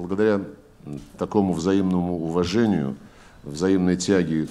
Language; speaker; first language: Russian; native; Russian